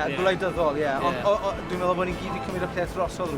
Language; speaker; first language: Welsh; native; Welsh